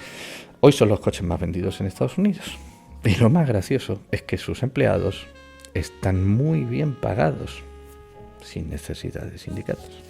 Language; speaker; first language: Spanish; native; Spanish